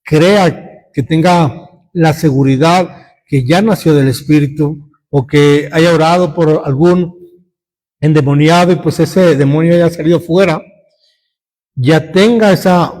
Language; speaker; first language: Spanish; native; Spanish